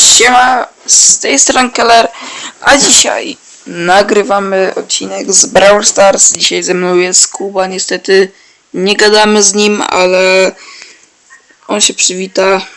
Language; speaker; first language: Polish; native; Polish